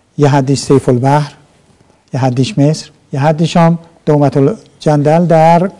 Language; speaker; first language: Persian; native; Persian